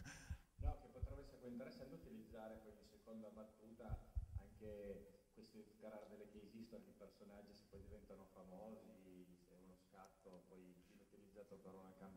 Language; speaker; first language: Italian; native; Italian